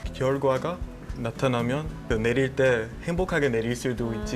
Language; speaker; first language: Korean; non-native, fluent; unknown